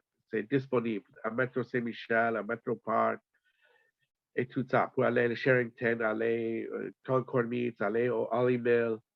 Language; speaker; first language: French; non-native, learner; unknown